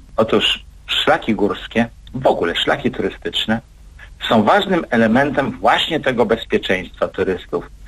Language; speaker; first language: Polish; native; Polish